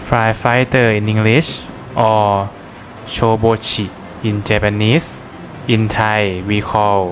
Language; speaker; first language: English; non-native, fluent; Thai